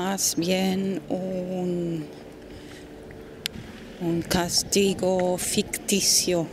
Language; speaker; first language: Spanish; non-native, fluent; German